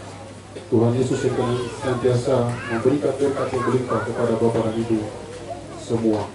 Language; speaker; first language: Indonesian; native; Indonesian